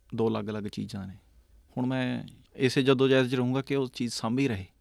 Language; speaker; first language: Punjabi; native; Punjabi